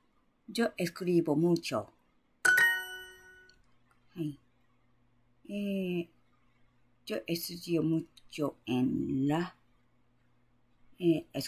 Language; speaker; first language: Spanish; non-native, learner; Japanese